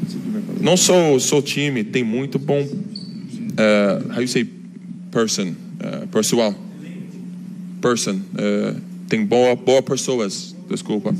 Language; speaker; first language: Portuguese; non-native, learner; Turkish